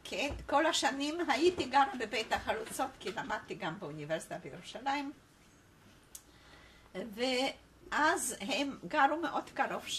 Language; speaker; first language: Hebrew; non-native, fluent; Polish